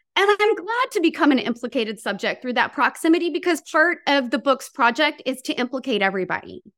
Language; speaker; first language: English; native; English